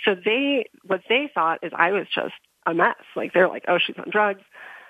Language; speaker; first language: English; native; English